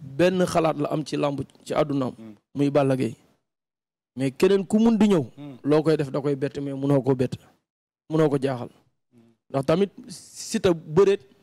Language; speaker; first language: Wolof; non-native, local second language; Serer